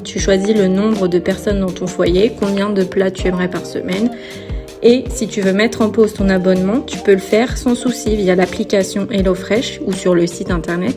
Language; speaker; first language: French; native; French